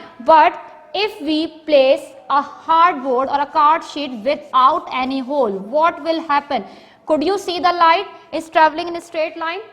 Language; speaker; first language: English; non-native, local second language; Urdu